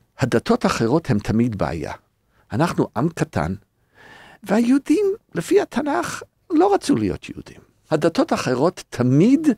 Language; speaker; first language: Hebrew; non-native, fluent; English